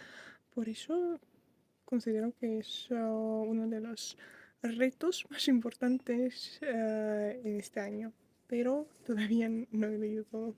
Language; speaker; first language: Spanish; non-native, fluent; Russian